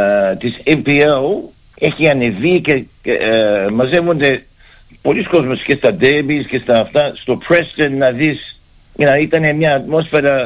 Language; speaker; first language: Greek; early bilingual, heritage; Greek